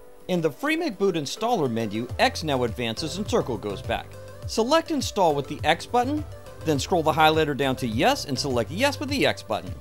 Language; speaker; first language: English; native; English